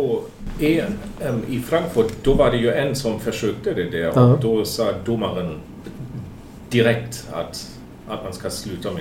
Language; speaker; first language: Swedish; non-native, fluent; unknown